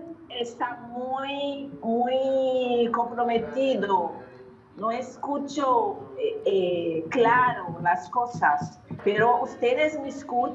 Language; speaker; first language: Spanish; non-native, fluent; Portuguese